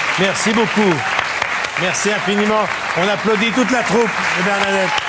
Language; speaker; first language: French; native; French